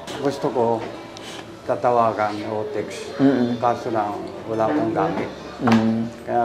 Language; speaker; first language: Filipino; non-native, learner; Japanese